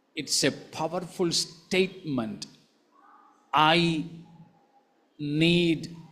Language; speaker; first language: English; non-native, local second language; Hindi